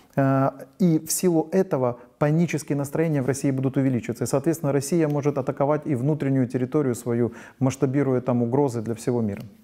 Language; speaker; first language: Russian; non-native, local second language; Ukrainian